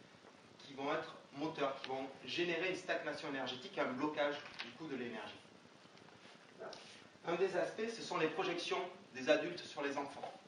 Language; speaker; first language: French; native; French